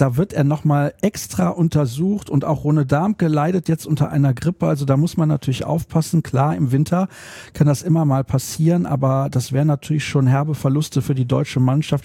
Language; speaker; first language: German; native; German